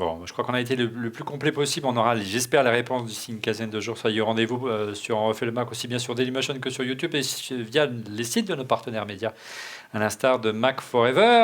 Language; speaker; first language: French; native; French